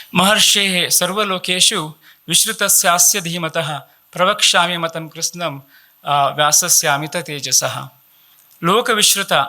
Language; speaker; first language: Kannada; native; Kannada